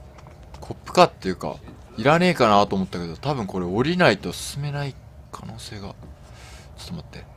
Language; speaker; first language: Japanese; native; Japanese